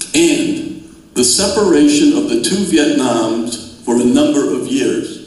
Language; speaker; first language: English; native; English